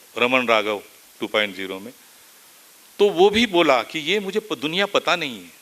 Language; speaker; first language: Hindi; non-native, local second language; Marathi